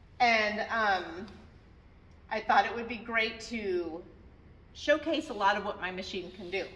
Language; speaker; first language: English; native; English